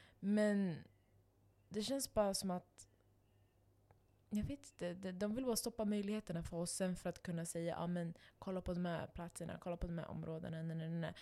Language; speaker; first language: Swedish; non-native, local second language; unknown